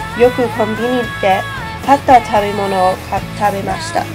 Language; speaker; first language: Japanese; non-native, learner; English